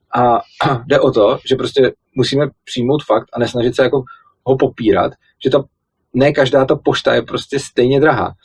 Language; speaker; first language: Czech; native; Czech